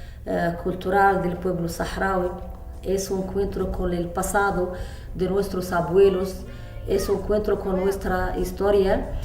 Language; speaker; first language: Spanish; non-native, fluent; Arabic